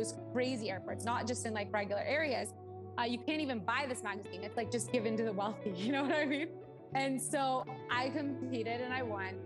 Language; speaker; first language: English; early bilingual, other home language; Portuguese